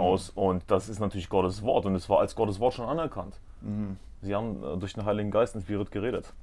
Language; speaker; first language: German; native; German